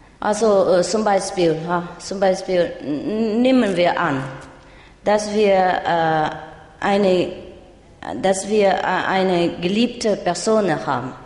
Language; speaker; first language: German; non-native, learner; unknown